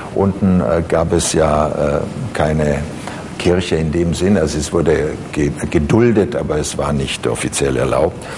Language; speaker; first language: German; early bilingual, other home language; Croatian